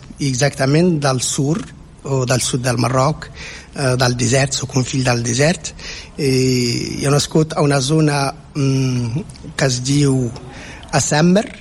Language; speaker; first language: Catalan; non-native, learner; Central Atlas Tamazight